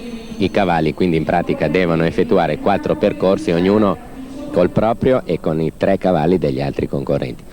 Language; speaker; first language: Italian; native; Italian